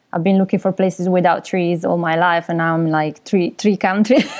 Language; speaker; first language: English; non-native, fluent; Italian